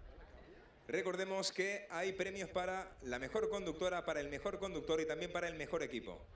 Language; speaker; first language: Spanish; native; Spanish